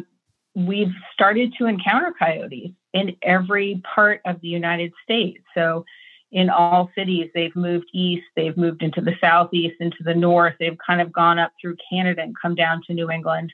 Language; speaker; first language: English; native; English